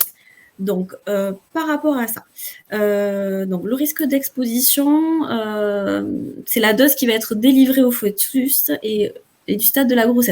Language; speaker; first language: French; native; French